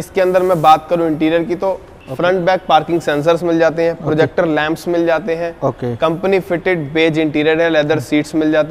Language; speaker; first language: Hindi; native; Hindi